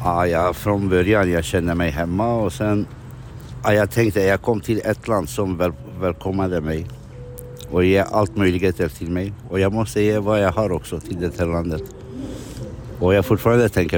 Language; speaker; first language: Swedish; non-native, fluent; Kurdish